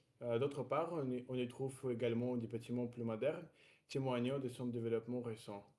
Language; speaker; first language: French; non-native, learner; Russian